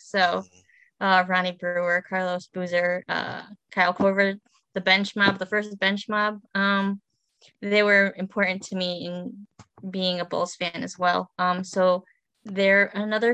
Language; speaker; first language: English; native; English